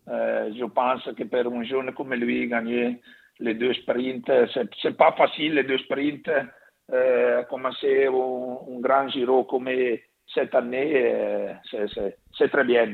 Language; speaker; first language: French; non-native, learner; Italian